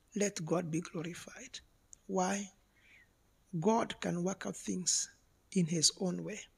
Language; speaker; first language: English; non-native, local second language; Kikuyu